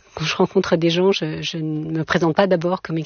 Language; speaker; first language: French; native; French